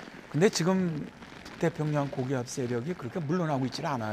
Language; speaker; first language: Korean; native; Korean